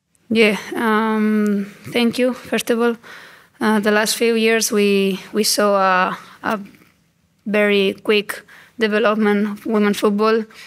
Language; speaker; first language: English; non-native, learner; Spanish